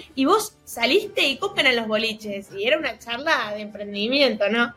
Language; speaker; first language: Spanish; native; Spanish